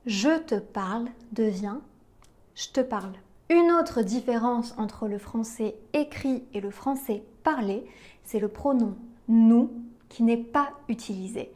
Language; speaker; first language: French; native; French